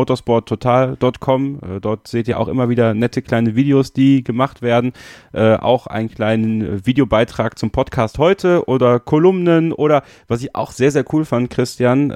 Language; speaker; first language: German; native; German